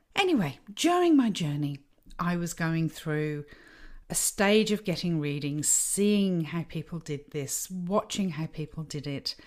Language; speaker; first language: English; native; English